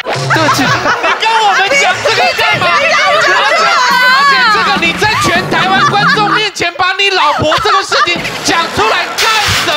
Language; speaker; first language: Chinese; native; Chinese